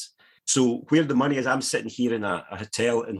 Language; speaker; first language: English; native; English